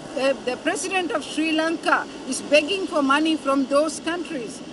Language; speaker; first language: English; non-native, local second language; Sinhala